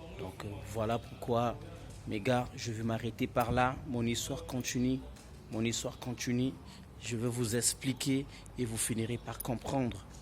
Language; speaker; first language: French; non-native, local second language; Lingala